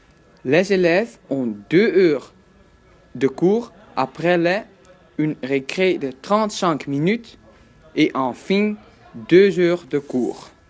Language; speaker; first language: French; non-native, learner; Dutch